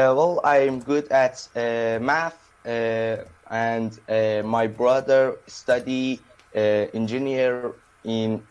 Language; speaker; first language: English; non-native, learner; Persian